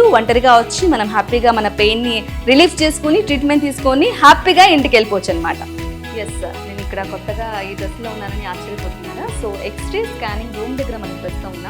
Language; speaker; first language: Telugu; native; Telugu